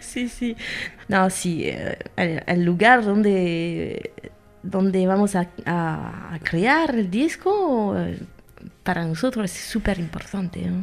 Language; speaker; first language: Spanish; non-native, fluent; French